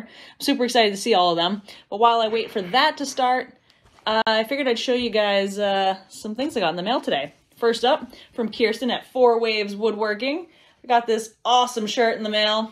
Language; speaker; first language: English; native; English